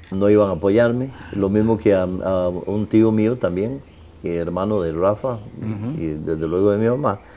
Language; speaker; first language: Spanish; native; Spanish